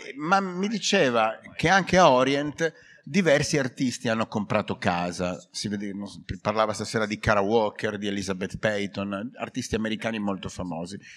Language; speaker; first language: Italian; native; Italian